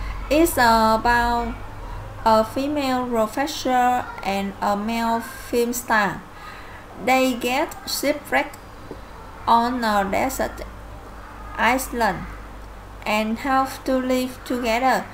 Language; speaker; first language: English; non-native, fluent; Vietnamese